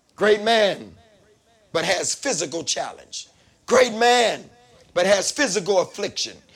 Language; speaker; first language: English; native; English